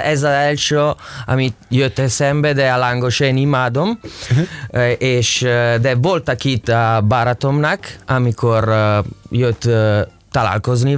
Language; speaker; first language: Hungarian; non-native, learner; Italian